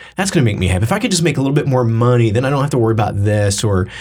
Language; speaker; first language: English; native; English